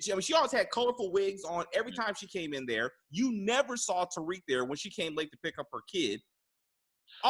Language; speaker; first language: English; native; English